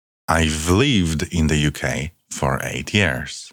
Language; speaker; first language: English; non-native, fluent; Polish